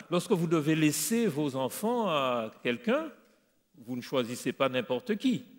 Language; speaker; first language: French; native; French